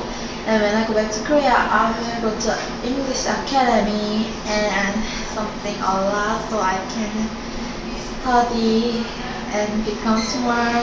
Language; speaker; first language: English; non-native, learner; Korean